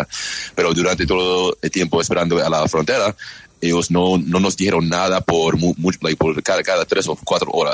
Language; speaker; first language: Spanish; non-native, learner; English